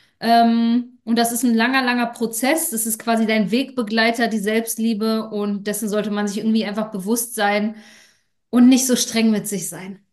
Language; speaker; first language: German; native; German